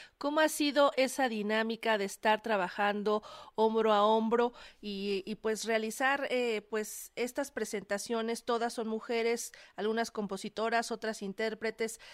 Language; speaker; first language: Spanish; native; Spanish